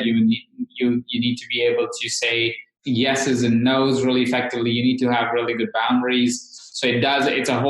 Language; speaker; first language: English; non-native, local second language; Hindi